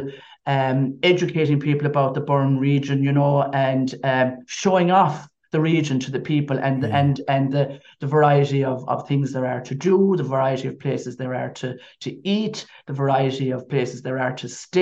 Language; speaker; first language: English; native; English